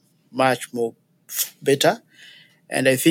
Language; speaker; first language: English; non-native, local second language; Ganda